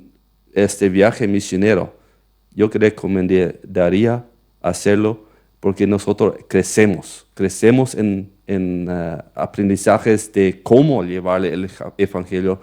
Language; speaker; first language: Spanish; non-native, local second language; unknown